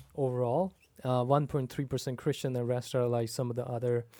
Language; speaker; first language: English; non-native, local second language; Punjabi